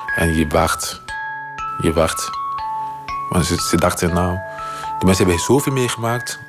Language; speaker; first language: Dutch; non-native, fluent; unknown